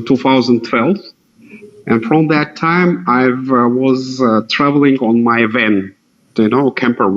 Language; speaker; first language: English; non-native, fluent; Russian